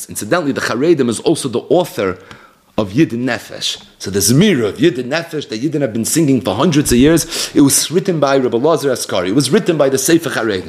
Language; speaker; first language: English; native; English